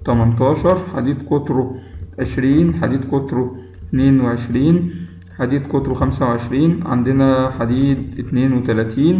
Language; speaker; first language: Arabic; native; Arabic